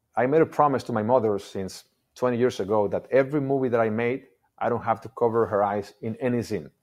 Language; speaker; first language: English; non-native, fluent; Spanish